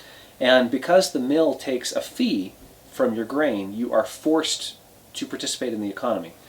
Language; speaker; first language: English; native; English